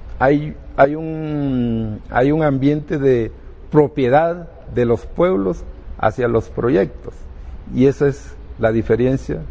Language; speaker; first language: Spanish; non-native, local second language; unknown